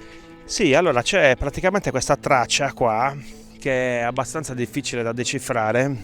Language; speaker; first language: Italian; native; Italian